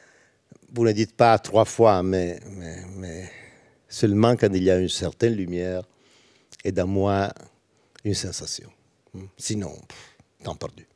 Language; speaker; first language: French; non-native, learner; Italian